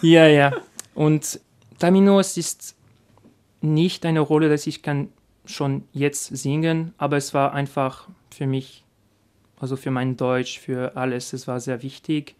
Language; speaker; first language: German; non-native, learner; French